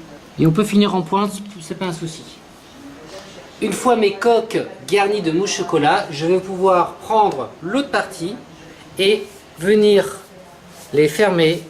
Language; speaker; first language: French; native; French